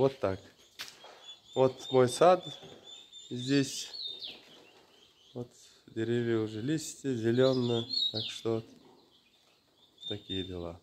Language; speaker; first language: Russian; non-native, learner; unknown